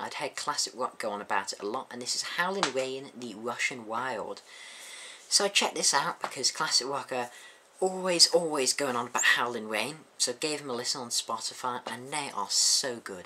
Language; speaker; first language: English; native; English